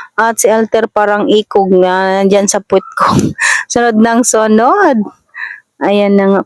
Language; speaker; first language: Filipino; non-native, local second language; Masbatenyo